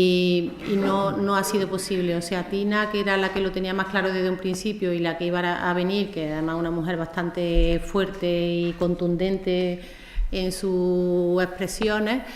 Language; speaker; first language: Spanish; native; Spanish